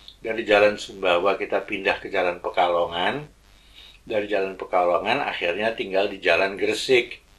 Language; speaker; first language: Indonesian; early bilingual, other home language; Javanese